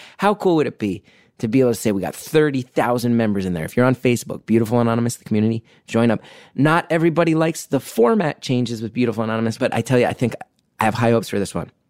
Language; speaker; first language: English; native; English